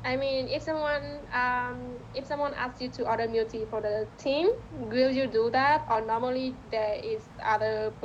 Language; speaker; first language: English; non-native, learner; Vietnamese